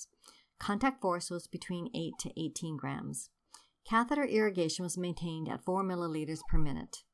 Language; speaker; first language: English; native; English